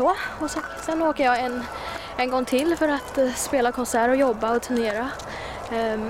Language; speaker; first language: Swedish; non-native, fluent; Chinese